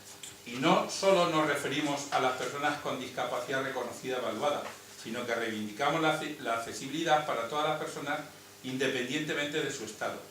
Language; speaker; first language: Spanish; native; Spanish